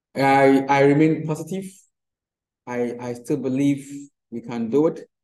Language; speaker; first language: English; non-native, local second language; Akan